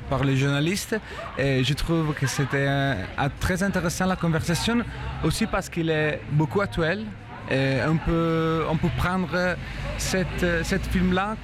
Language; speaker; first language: French; non-native, learner; Italian